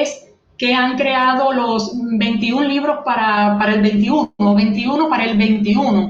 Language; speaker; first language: Spanish; native; Spanish